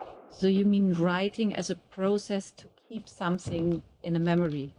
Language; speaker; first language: English; non-native, fluent; German